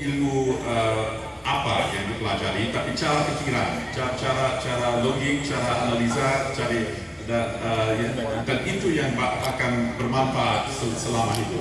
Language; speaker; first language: Indonesian; non-native, fluent; English